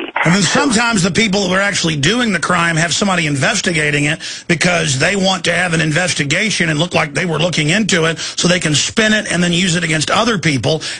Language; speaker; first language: English; native; English